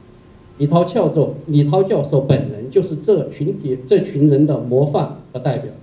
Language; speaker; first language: Chinese; native; Chinese